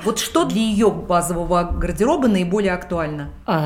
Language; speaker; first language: Russian; native; Russian